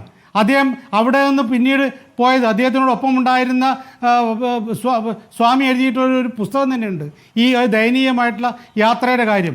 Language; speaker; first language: Malayalam; native; Malayalam